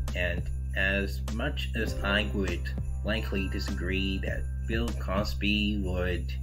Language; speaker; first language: English; native; English